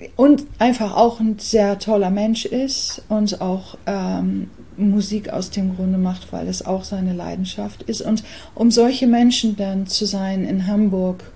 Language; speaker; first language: German; early bilingual, other home language; English